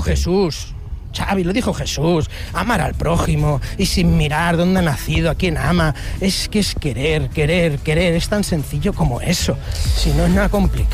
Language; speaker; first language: Spanish; native; Spanish